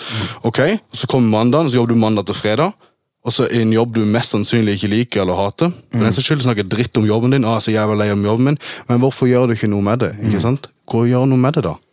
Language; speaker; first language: Norwegian; early bilingual, other home language; German